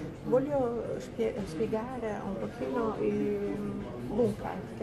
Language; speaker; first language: Italian; non-native, fluent; Albanian